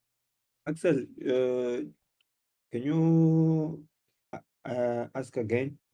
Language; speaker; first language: English; non-native, learner; Portuguese